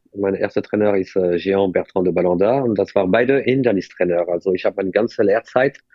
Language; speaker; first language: German; non-native, fluent; French